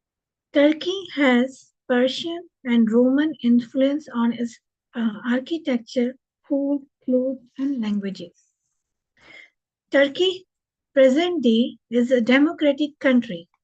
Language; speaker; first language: English; non-native, local second language; Hindi